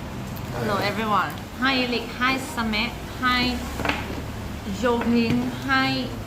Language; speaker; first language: English; non-native, learner; Thai